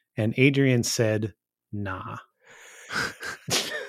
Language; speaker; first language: English; native; English